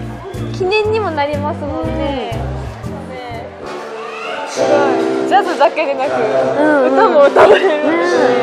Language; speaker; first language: Japanese; native; Japanese